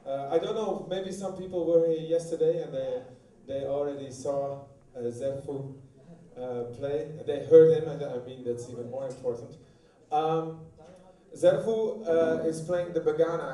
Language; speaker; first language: English; non-native, fluent; Dutch